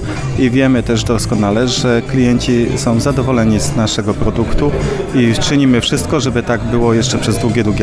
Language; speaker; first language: Polish; native; Polish